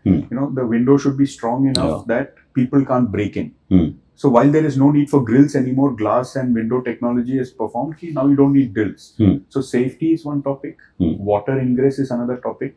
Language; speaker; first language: English; non-native, local second language; Hindi